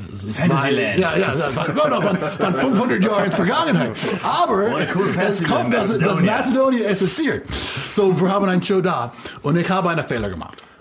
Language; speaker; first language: German; non-native, fluent; English